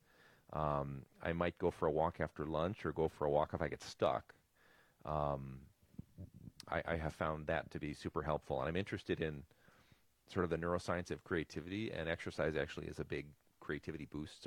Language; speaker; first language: English; native; English